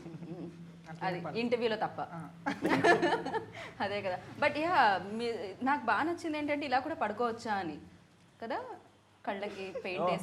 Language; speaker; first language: Telugu; native; Telugu